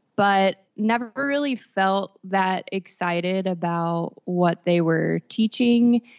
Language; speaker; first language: English; native; English